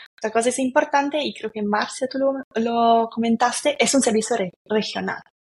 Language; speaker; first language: Spanish; non-native, fluent; Italian